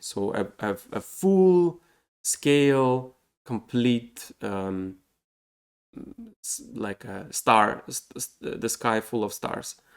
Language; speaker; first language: English; non-native, fluent; Russian